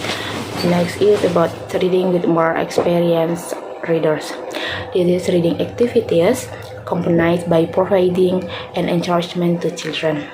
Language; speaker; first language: English; non-native, learner; Indonesian